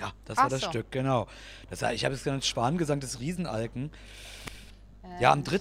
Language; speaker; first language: German; native; German